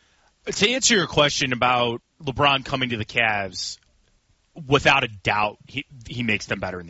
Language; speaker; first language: English; native; English